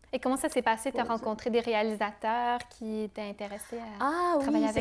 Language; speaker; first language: French; native; French